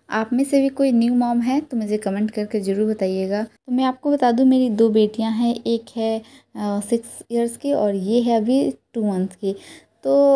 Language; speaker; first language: Hindi; native; Hindi